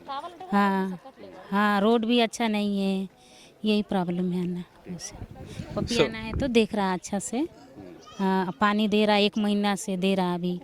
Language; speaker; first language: Hindi; non-native, local second language; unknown